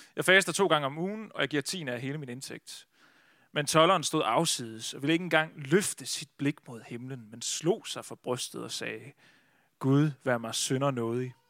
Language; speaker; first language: Danish; native; Danish